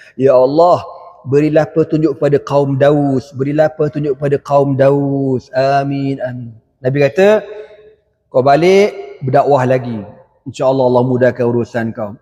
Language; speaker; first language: Malay; native; Malay